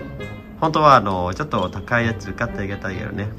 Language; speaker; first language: Japanese; non-native, fluent; Vietnamese